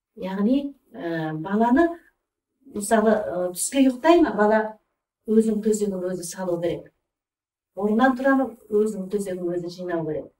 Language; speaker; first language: Kazakh; early bilingual, heritage; Kazakh